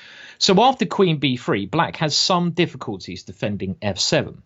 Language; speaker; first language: English; native; English